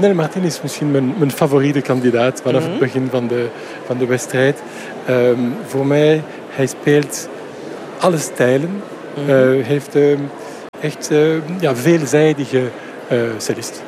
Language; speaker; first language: Dutch; non-native, local second language; French